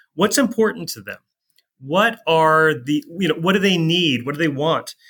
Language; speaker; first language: English; native; English